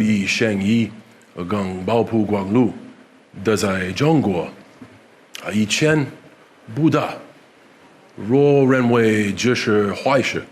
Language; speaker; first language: Chinese; non-native, learner; English